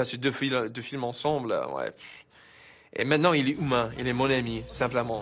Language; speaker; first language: French; non-native, fluent; English